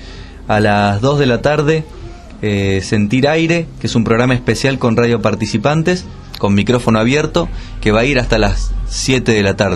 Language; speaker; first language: Spanish; native; Spanish